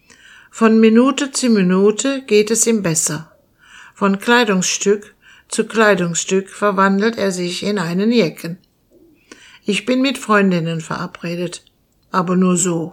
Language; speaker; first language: German; native; German